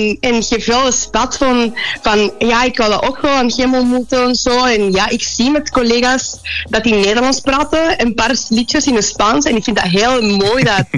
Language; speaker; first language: Dutch; non-native, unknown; Spanish